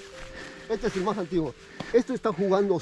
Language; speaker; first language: Spanish; native; Spanish